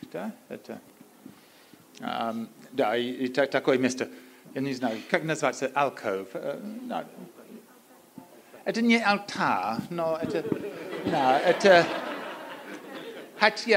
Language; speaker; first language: Russian; non-native, learner; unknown